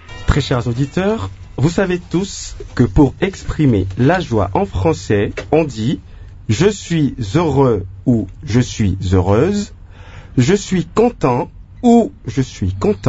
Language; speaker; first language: French; non-native, local second language; Lingala